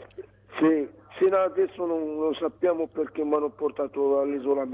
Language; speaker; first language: Italian; non-native, learner; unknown